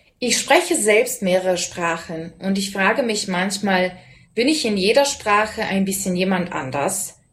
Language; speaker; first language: German; non-native, fluent; Serbian